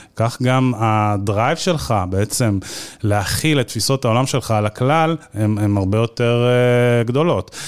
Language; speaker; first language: Hebrew; early bilingual, other home language; Arabic